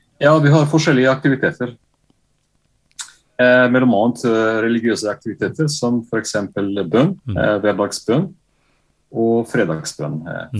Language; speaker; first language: Norwegian; non-native, fluent; Bosnian